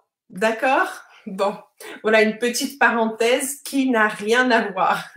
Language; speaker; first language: French; native; French